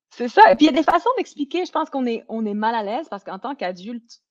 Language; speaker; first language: French; native; French